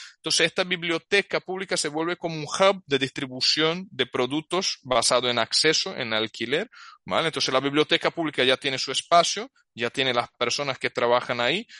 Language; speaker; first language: Spanish; non-native, fluent; Portuguese